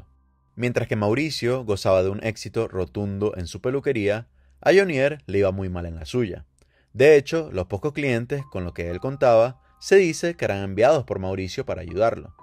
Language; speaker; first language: Spanish; native; Spanish